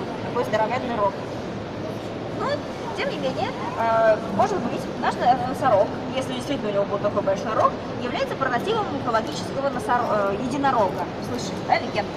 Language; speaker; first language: Russian; native; Russian